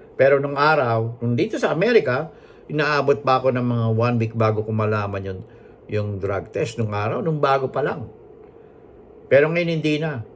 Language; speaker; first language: Filipino; non-native, local second language; Hiligaynon